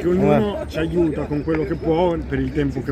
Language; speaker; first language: Italian; native; Italian